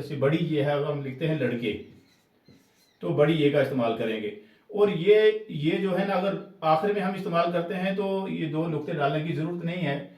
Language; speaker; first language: Urdu; native; Urdu